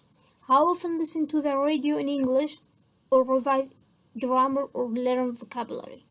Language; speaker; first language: English; non-native, fluent; Central Kurdish